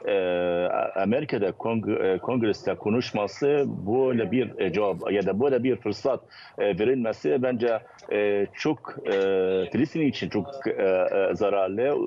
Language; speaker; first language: Turkish; non-native, fluent; Arabic